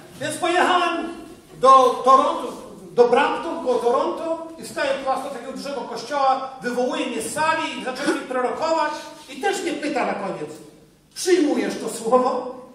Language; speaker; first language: Polish; native; Polish